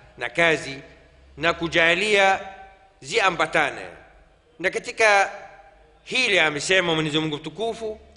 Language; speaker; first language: Swahili; non-native, fluent; Arabic